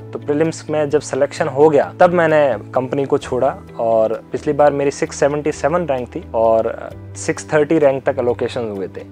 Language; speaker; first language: Hindi; native; Hindi